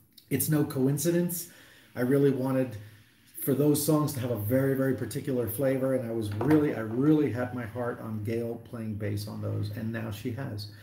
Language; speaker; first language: English; native; English